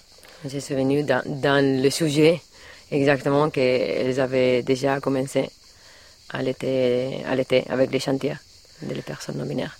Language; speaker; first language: French; non-native, learner; Catalan